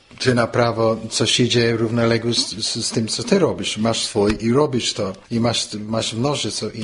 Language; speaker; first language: Polish; non-native, fluent; English